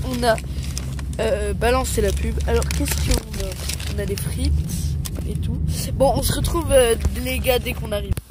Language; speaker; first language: French; native; French